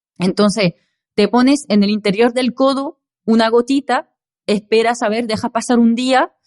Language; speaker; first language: Spanish; non-native, fluent; French